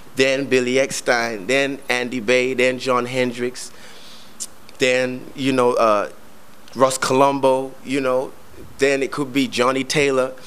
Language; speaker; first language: English; native; English